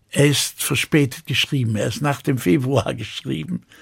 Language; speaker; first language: German; native; German